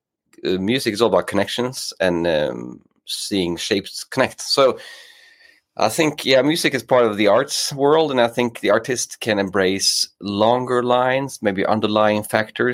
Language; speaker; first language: English; non-native, fluent; Norwegian